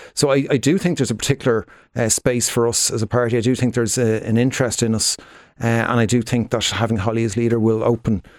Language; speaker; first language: English; native; English